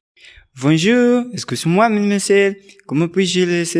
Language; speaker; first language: French; non-native, learner; Spanish